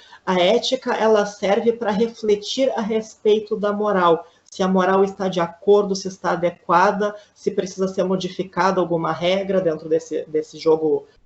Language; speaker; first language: Portuguese; native; Portuguese